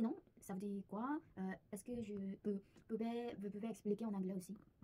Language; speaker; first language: French; non-native, learner; Korean